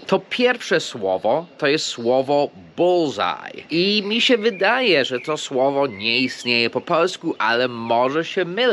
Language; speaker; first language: Polish; early bilingual, heritage; Polish